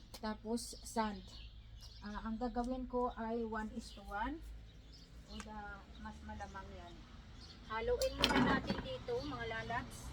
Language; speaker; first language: Filipino; native; Filipino